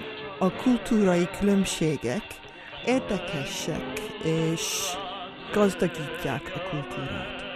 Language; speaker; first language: Hungarian; early bilingual, heritage; Hungarian